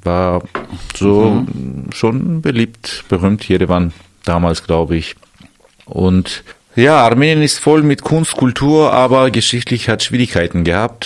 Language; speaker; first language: German; non-native, fluent; Armenian